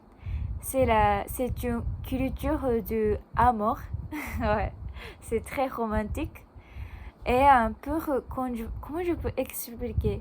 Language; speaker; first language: French; non-native, learner; Japanese